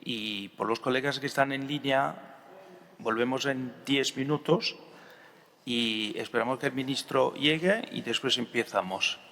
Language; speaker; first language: Spanish; non-native, fluent; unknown